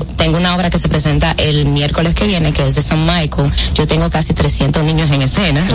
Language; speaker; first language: Spanish; early bilingual, heritage; Spanish